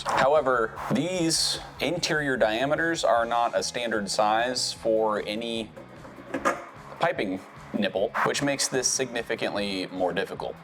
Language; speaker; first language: English; native; English